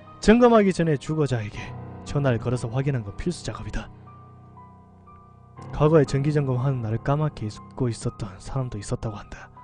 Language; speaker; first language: Korean; native; Korean